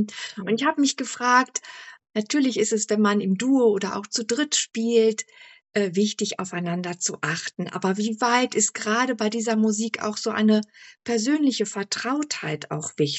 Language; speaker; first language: German; native; German